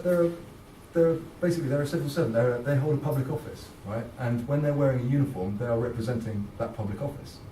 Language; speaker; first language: English; native; English